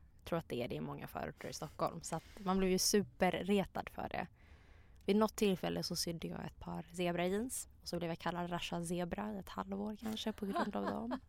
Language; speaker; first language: Swedish; native; Swedish